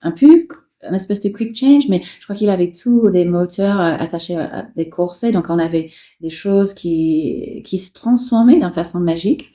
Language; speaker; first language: French; non-native, fluent; English